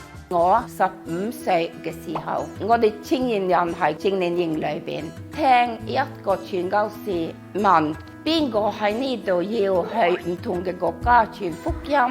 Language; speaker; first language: Cantonese; non-native, fluent; Norwegian